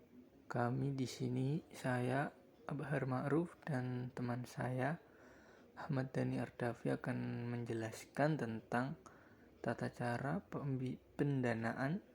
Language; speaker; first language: Indonesian; native; Indonesian